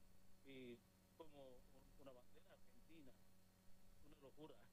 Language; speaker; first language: Spanish; non-native, fluent; Bangla